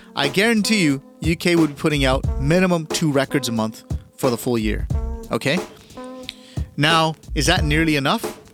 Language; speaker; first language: English; early bilingual, other home language; Punjabi